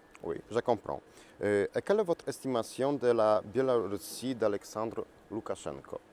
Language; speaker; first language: French; non-native, learner; Polish